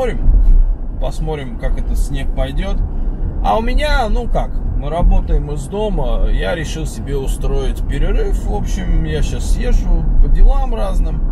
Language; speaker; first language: Russian; native; Russian